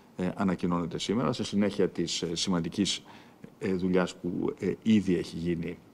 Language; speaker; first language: Greek; native; Greek